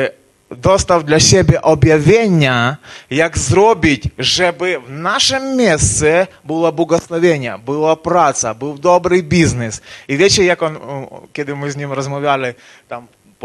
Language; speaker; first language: Polish; non-native, learner; Ukrainian